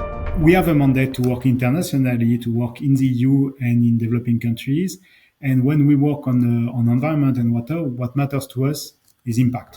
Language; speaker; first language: English; non-native, fluent; French